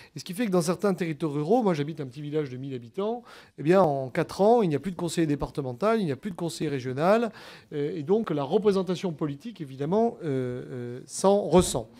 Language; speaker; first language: French; native; French